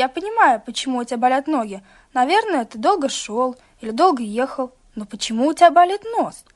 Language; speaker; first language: Russian; native; Russian